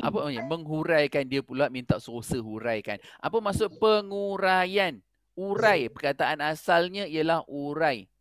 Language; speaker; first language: Malay; native; Malay